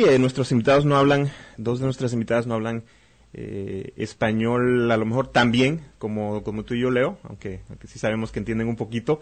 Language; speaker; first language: Spanish; native; Spanish